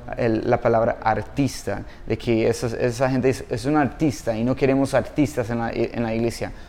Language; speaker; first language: Spanish; non-native, fluent; English